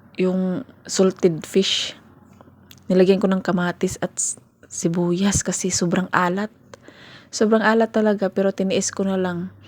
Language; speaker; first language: Filipino; non-native, local second language; Cebuano